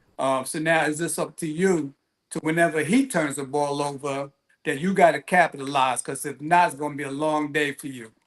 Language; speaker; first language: English; native; English